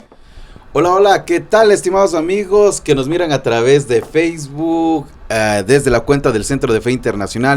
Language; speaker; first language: Spanish; native; Spanish